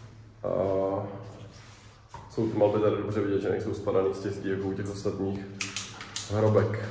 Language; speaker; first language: Czech; native; Czech